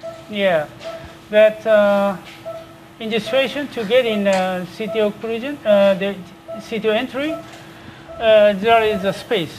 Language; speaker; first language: English; non-native, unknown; Japanese